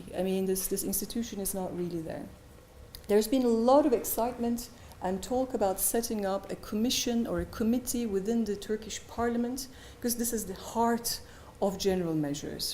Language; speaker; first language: English; non-native, fluent; Turkish